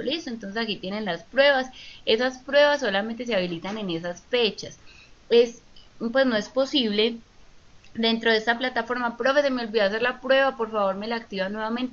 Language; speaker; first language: Spanish; native; Spanish